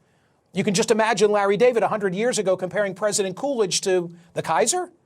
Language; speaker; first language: English; native; English